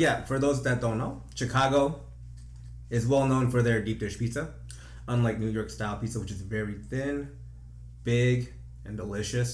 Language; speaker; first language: English; native; English